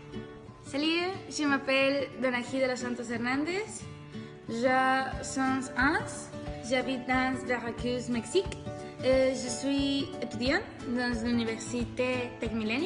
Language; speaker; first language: French; non-native, learner; Spanish